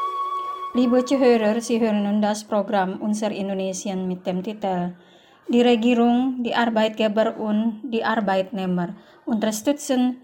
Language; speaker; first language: German; non-native, fluent; Indonesian